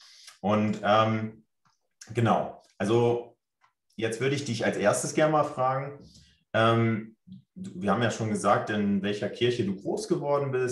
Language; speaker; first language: German; native; German